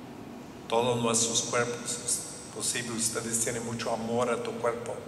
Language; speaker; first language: Spanish; non-native, learner; English